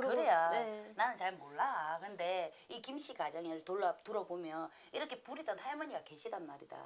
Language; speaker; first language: Korean; native; Korean